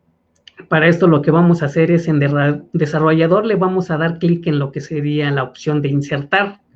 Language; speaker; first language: Spanish; native; Spanish